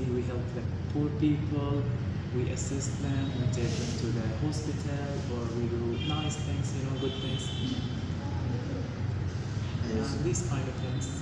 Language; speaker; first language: English; non-native, learner; Arabic